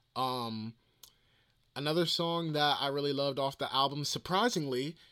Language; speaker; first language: English; native; English